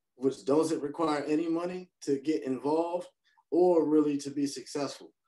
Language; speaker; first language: English; native; English